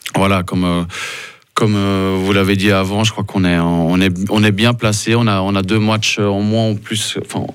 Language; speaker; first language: French; native; French